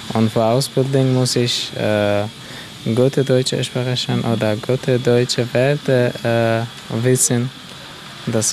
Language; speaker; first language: German; non-native, learner; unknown